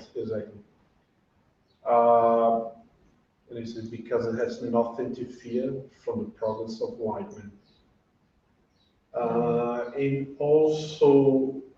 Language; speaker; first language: English; non-native, fluent; Portuguese